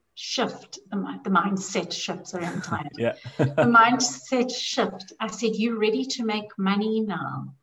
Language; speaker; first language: English; native; English